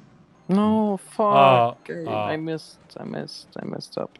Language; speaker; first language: English; non-native, fluent; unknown